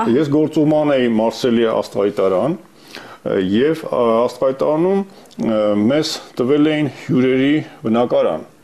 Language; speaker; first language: Armenian; native; Armenian